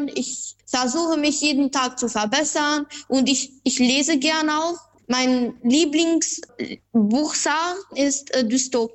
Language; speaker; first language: German; non-native, fluent; Albanian